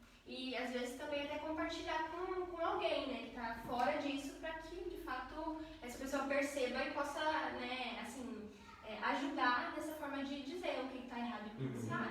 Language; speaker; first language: Portuguese; native; Portuguese